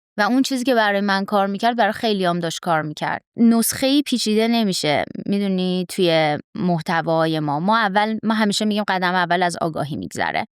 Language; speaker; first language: Persian; native; Persian